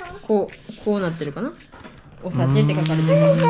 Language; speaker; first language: Japanese; native; Japanese